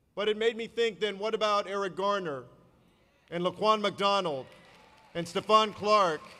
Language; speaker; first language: English; native; English